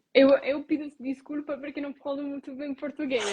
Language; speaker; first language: Portuguese; non-native, learner; Italian